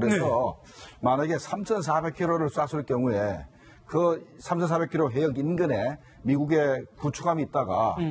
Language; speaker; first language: Korean; native; Korean